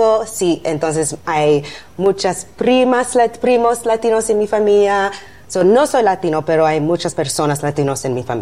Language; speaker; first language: Spanish; non-native, learner; English